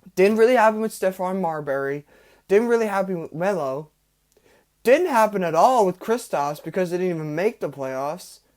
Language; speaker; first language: English; native; English